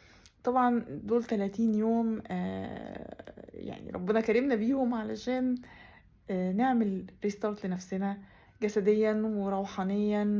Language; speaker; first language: Arabic; native; Arabic